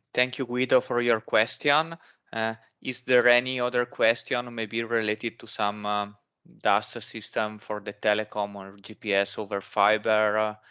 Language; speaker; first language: English; non-native, fluent; Italian